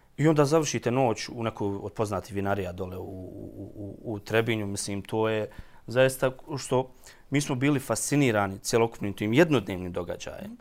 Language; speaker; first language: Croatian; native; Croatian